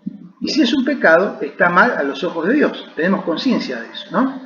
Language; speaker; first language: Spanish; native; Spanish